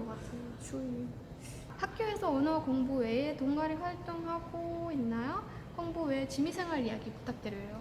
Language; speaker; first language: Korean; non-native, fluent; Estonian